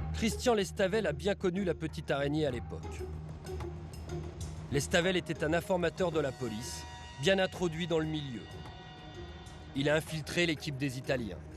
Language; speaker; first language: French; native; French